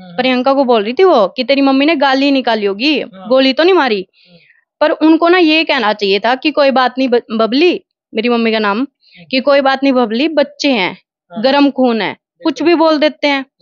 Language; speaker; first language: Hindi; non-native, local second language; Haryanvi